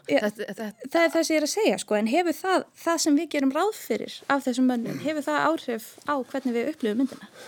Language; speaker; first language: Icelandic; native; Icelandic